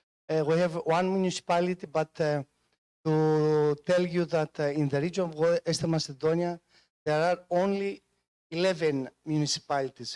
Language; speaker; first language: English; non-native, fluent; Greek